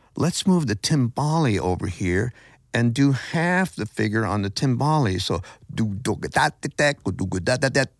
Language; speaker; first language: English; native; English